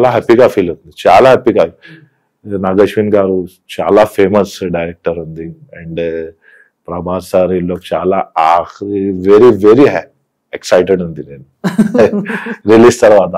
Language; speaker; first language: Telugu; non-native, local second language; Hindi